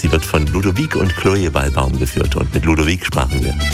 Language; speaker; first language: German; native; German